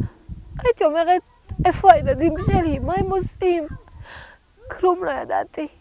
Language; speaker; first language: Hebrew; early bilingual, other home language; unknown